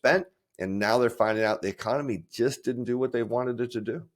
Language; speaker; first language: English; native; English